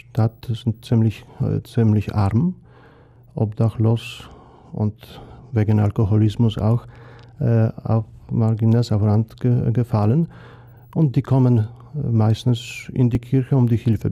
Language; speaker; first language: German; non-native, fluent; Polish